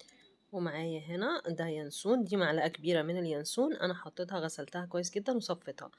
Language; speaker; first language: Arabic; native; Arabic